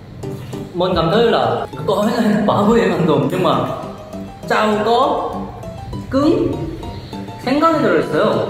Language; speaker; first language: Vietnamese; non-native, learner; Korean